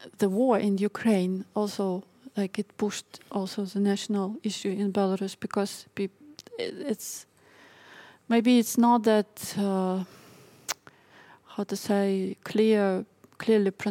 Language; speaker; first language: English; non-native, fluent; Russian